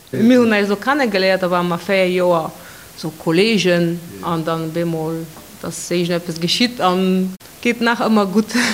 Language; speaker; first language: Luxembourgish; non-native, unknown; Bulgarian